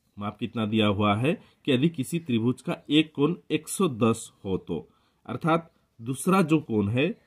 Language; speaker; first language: Hindi; non-native, local second language; Marathi